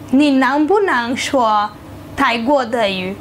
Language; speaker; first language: Chinese; non-native, learner; Portuguese